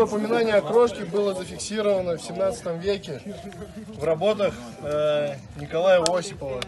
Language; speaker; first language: Russian; native; Russian